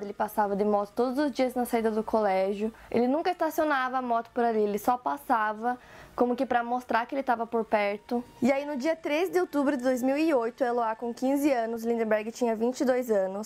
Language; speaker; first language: Portuguese; native; Portuguese